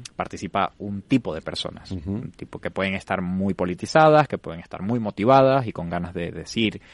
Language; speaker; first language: Spanish; native; Spanish